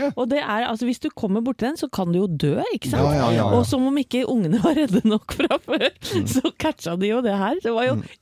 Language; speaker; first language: Norwegian; native; Norwegian